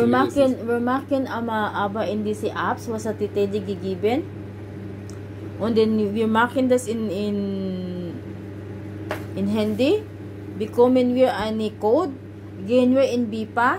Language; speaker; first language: German; non-native, learner; Filipino